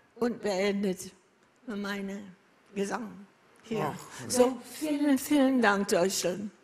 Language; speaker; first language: German; non-native, fluent; Greek